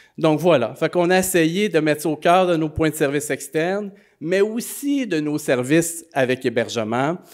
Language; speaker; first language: French; native; French